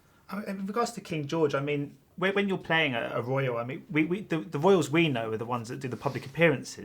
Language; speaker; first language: English; native; English